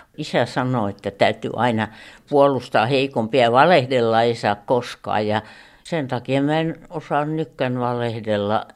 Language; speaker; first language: Finnish; native; Finnish